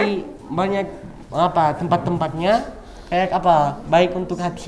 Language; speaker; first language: Indonesian; early bilingual, other home language; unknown